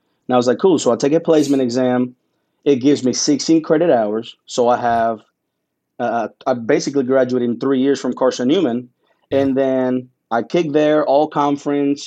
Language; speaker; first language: English; early bilingual, other home language; Spanish